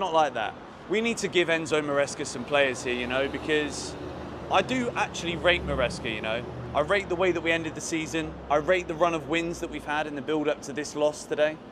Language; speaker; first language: English; native; English